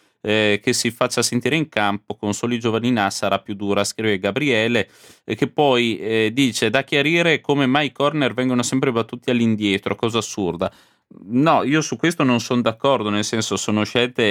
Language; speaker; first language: Italian; native; Italian